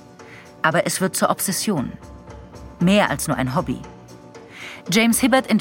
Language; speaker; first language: German; native; German